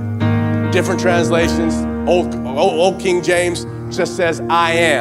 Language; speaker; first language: English; native; English